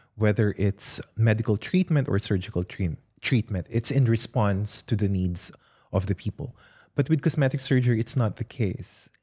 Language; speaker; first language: English; non-native, local second language; Filipino